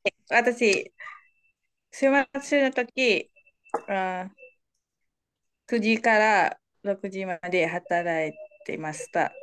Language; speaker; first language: Japanese; non-native, learner; Indonesian